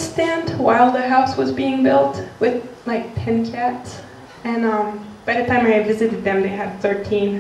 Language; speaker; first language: English; non-native, fluent; French